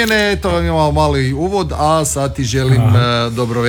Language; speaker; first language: Serbian; native; Serbian